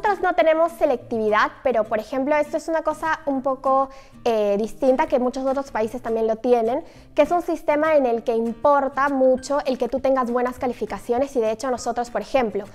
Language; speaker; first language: Spanish; native; Spanish